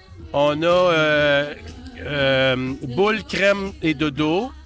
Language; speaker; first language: French; native; French